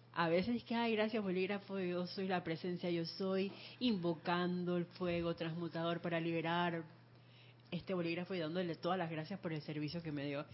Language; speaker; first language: Spanish; native; Spanish